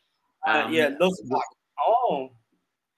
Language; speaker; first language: English; non-native, learner; Chinese